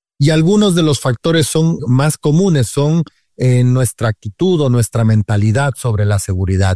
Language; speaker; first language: Spanish; native; Spanish